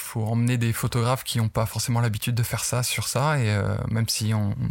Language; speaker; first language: French; native; French